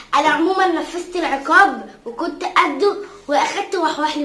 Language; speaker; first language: Arabic; native; Arabic